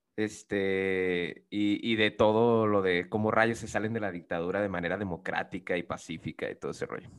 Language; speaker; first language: Spanish; native; Spanish